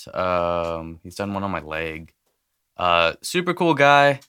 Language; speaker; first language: English; native; English